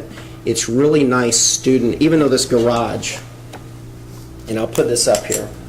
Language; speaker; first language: English; native; English